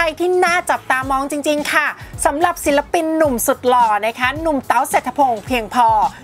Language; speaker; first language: Thai; native; Thai